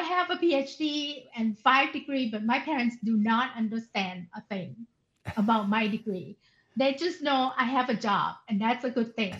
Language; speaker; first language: English; non-native, fluent; Thai